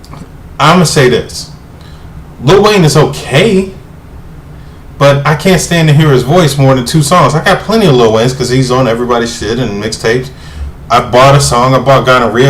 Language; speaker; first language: English; native; English